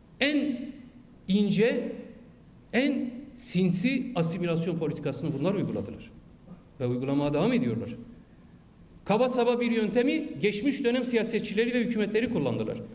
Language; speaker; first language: Turkish; non-native, local second language; Kurdish